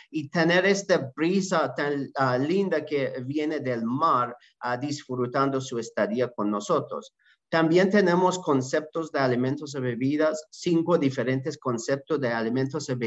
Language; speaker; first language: Spanish; non-native, learner; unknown